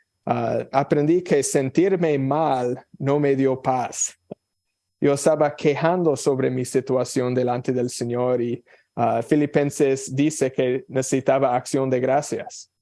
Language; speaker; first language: Spanish; non-native, fluent; English